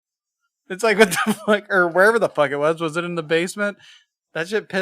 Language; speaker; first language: English; native; English